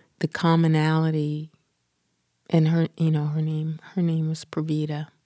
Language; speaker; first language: English; native; English